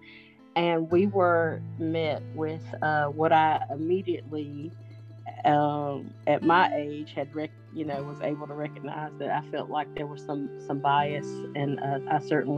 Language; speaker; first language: English; native; English